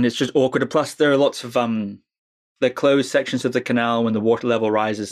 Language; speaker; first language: English; native; English